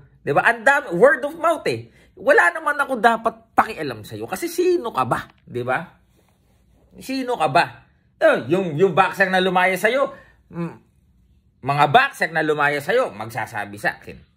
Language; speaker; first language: Filipino; native; Filipino